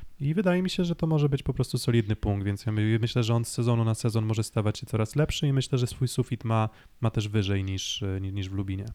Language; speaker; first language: Polish; native; Polish